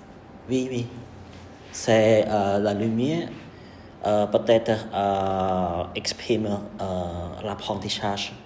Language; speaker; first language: French; non-native, learner; Khmer